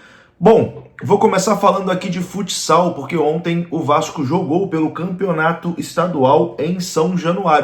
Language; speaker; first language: Portuguese; native; Portuguese